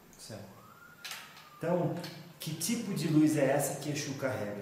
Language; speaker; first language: Portuguese; native; Portuguese